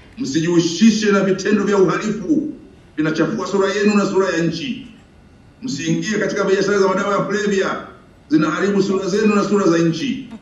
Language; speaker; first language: Swahili; native; Swahili